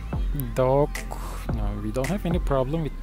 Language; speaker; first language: English; non-native, fluent; Turkish